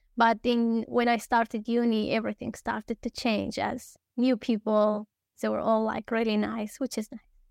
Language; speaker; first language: English; early bilingual, other home language; Arabic